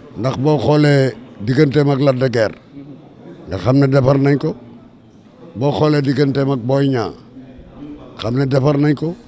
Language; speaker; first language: Wolof; native; Wolof